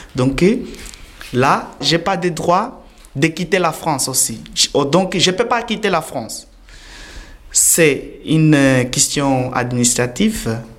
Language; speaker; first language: French; non-native, learner; Portuguese